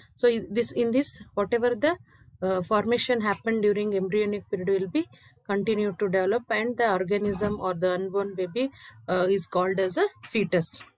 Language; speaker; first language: English; non-native, local second language; Kannada